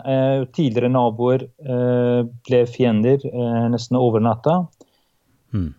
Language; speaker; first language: Norwegian; non-native, fluent; Albanian